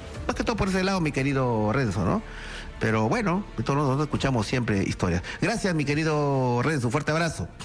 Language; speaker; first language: Spanish; native; Spanish